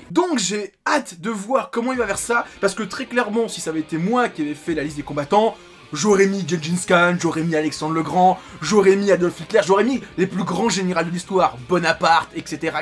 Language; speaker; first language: French; native; French